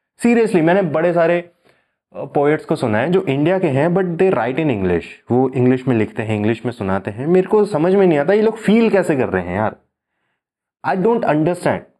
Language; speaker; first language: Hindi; native; Hindi